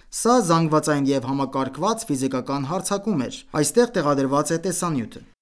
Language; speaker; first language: Armenian; early bilingual, heritage; Armenian